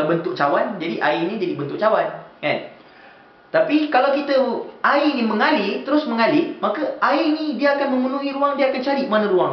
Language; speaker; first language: Malay; native; Malay